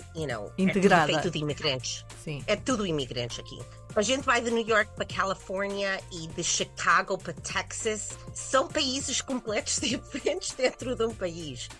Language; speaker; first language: Portuguese; early bilingual, heritage; English